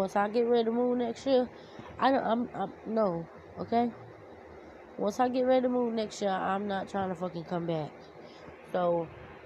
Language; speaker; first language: English; native; English